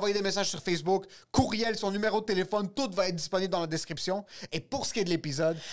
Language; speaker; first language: French; native; French